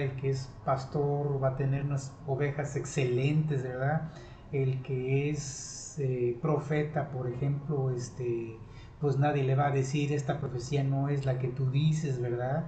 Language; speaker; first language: Spanish; native; Spanish